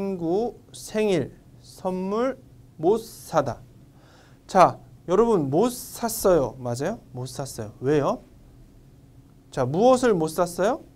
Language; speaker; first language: Korean; non-native, fluent; Vietnamese